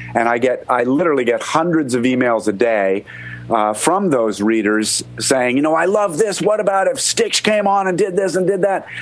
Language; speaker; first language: English; native; English